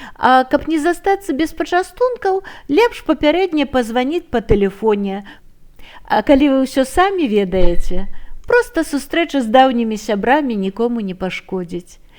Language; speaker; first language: Belarusian; native; Belarusian